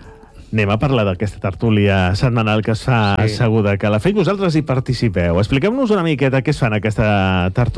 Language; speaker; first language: Catalan; native; Catalan